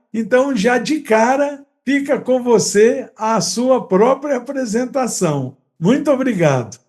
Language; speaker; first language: Portuguese; native; Portuguese